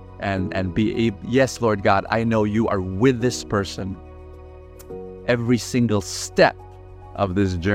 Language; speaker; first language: English; non-native, local second language; Filipino